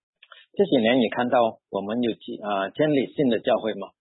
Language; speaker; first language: Chinese; early bilingual, heritage; Chinese